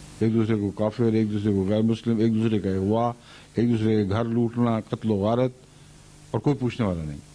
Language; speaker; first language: Urdu; native; Urdu